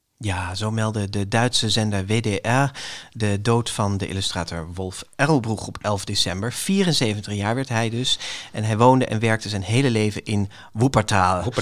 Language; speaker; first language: Dutch; native; Dutch